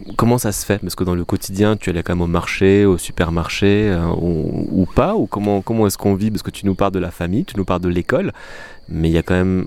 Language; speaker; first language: French; native; French